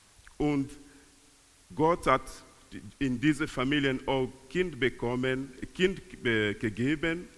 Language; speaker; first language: German; non-native, learner; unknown